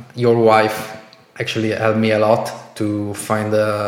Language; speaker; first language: English; non-native, fluent; Italian